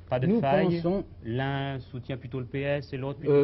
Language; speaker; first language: French; native; French